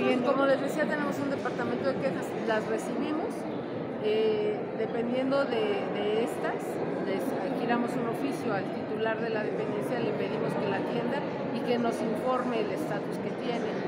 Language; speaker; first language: Spanish; native; Spanish